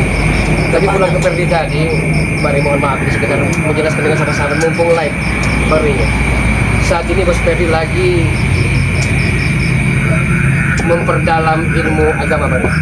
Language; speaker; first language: Indonesian; native; Indonesian